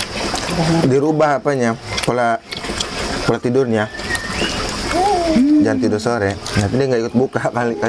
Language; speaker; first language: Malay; non-native, local second language; Sundanese